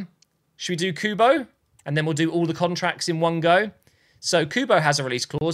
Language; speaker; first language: English; native; English